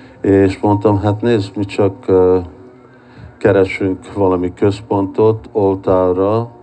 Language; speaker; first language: Hungarian; early bilingual, heritage; Hungarian